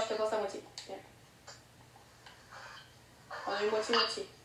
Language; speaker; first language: French; native; French